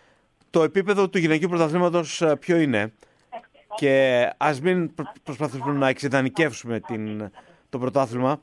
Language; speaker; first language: Greek; native; Greek